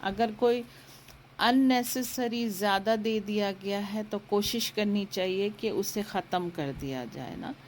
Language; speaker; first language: Urdu; native; Urdu